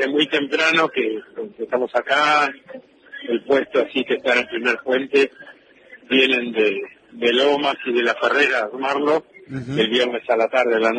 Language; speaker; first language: Spanish; native; Spanish